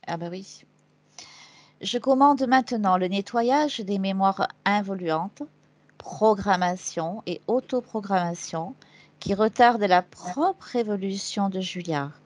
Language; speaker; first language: French; native; French